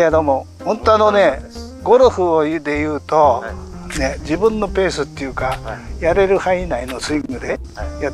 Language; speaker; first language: Japanese; native; Japanese